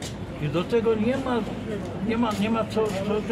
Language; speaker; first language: Polish; non-native, fluent; Arabic